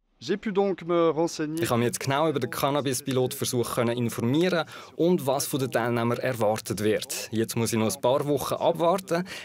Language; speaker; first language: German; non-native, local second language; French